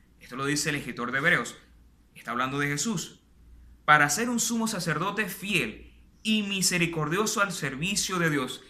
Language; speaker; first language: Spanish; native; Spanish